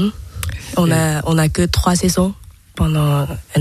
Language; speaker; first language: French; non-native, learner; Thai